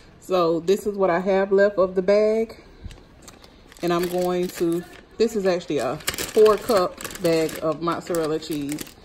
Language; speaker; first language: English; native; English